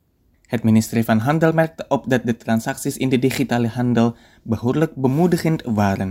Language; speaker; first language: Dutch; non-native, fluent; Indonesian